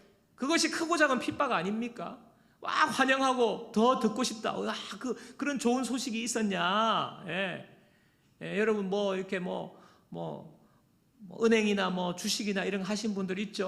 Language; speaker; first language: Korean; native; Korean